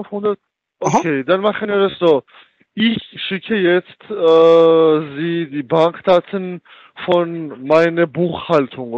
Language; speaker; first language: German; non-native, learner; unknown